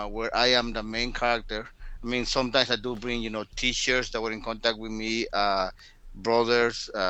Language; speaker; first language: English; early bilingual, other home language; Spanish